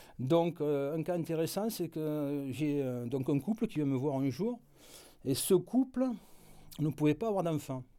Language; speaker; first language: French; native; French